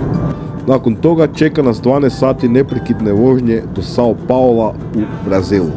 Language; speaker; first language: Croatian; native; Croatian